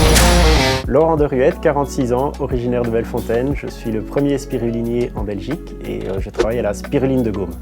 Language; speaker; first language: French; native; French